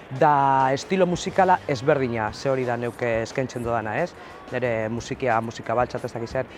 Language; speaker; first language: Basque; non-native, learner; Spanish